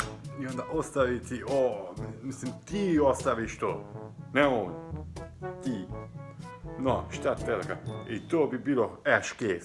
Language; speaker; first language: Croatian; non-native, local second language; Hungarian